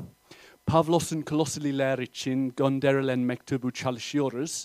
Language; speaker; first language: Turkish; non-native, fluent; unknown